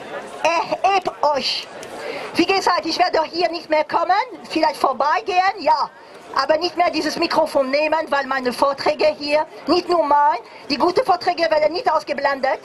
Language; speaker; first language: German; non-native, fluent; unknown